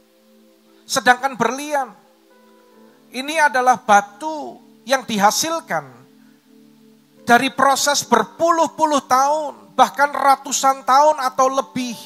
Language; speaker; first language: Indonesian; native; Indonesian